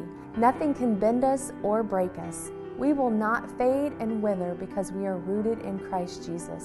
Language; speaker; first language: English; native; English